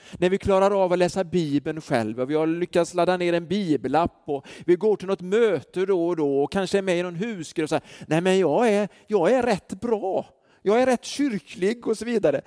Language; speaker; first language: Swedish; native; Swedish